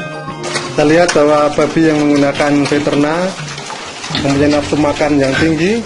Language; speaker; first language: Indonesian; native; Indonesian